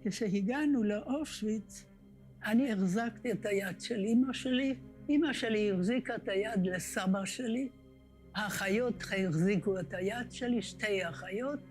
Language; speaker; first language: Hebrew; non-native, fluent; Hungarian